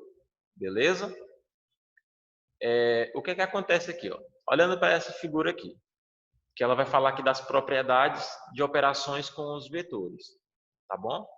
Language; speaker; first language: Portuguese; native; Portuguese